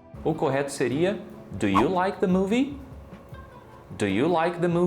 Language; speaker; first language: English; non-native, fluent; Portuguese